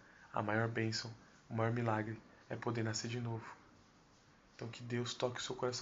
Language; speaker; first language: Portuguese; native; Portuguese